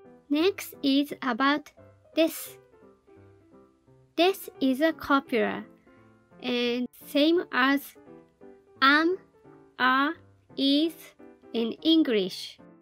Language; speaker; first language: English; non-native, fluent; Japanese